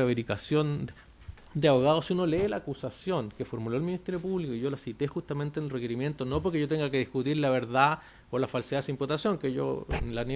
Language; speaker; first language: Spanish; native; Spanish